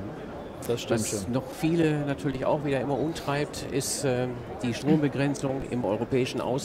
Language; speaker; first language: German; native; German